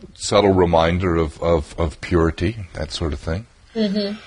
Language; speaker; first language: English; native; English